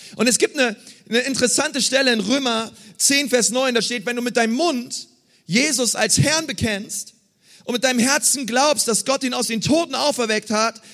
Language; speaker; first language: German; native; German